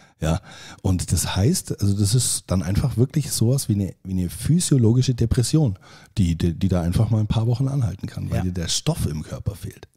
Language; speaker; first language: German; native; German